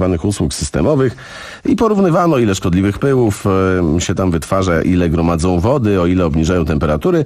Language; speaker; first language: Polish; native; Polish